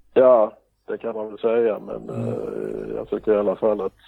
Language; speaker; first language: Swedish; native; Swedish